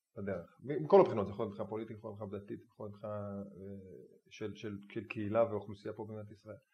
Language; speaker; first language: Hebrew; native; Hebrew